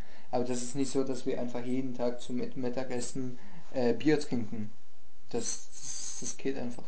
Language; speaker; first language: German; non-native, fluent; Polish